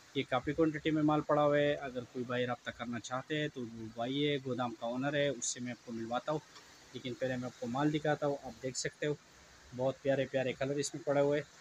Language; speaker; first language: Urdu; native; Urdu